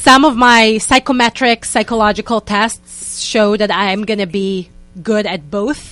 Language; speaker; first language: English; non-native, fluent; Hebrew